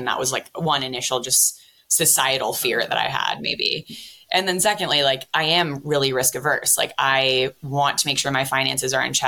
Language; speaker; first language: English; native; English